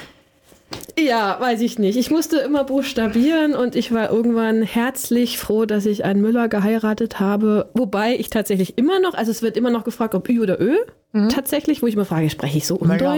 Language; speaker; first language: German; native; German